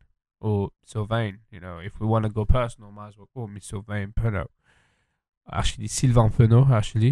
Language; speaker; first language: English; early bilingual, other home language; French